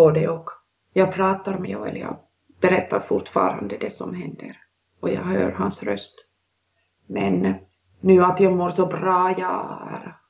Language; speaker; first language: Swedish; non-native, local second language; Finnish